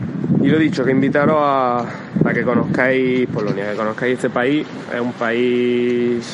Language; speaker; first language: Spanish; native; Spanish